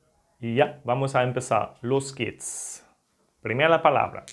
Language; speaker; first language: Spanish; non-native, fluent; German